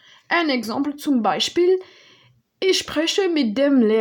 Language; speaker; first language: German; non-native, learner; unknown